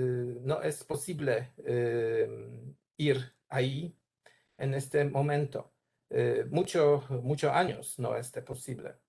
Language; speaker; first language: Spanish; non-native, learner; Polish